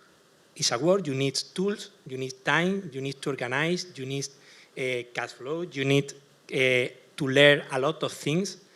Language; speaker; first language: English; non-native, learner; Spanish